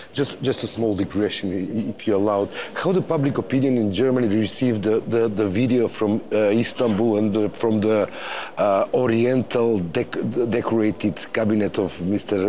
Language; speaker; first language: English; non-native, fluent; Macedonian